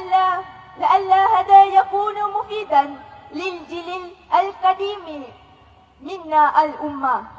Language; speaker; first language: Arabic; non-native, learner; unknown